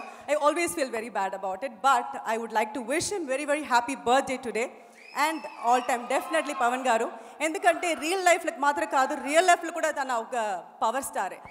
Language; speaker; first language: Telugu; non-native, local second language; Tamil